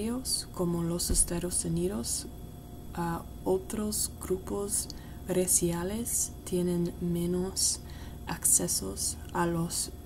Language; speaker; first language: Spanish; non-native, learner; English